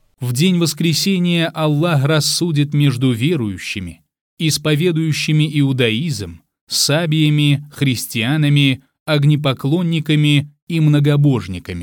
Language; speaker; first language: Russian; native; Russian